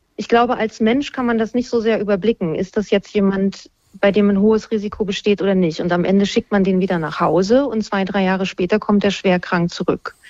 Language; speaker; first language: German; non-native, fluent; Spanish